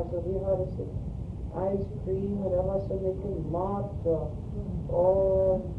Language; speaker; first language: Swedish; early bilingual, heritage; Swedish